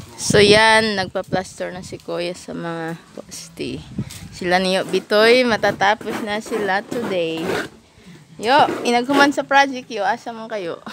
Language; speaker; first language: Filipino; non-native, local second language; Cebuano